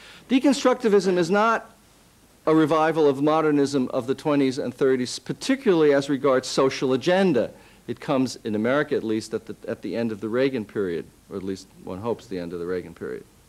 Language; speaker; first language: English; native; English